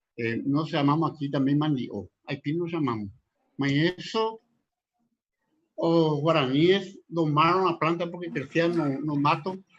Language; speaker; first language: Portuguese; non-native, local second language; Spanish